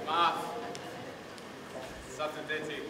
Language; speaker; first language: Indonesian; non-native, learner; English